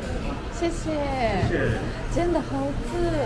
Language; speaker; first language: Chinese; non-native, learner; Japanese